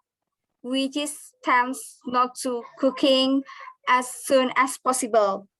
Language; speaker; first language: English; non-native, learner; Indonesian